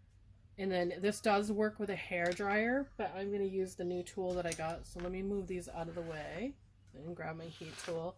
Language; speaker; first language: English; native; English